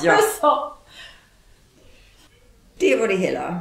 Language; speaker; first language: Swedish; non-native, fluent; Polish